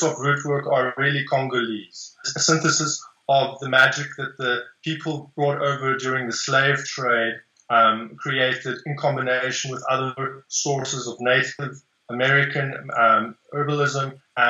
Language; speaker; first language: English; native; English